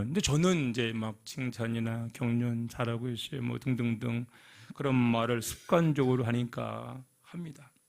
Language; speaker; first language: Korean; native; Korean